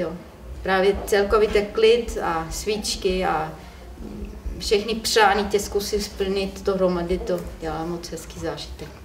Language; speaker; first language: Czech; non-native, learner; German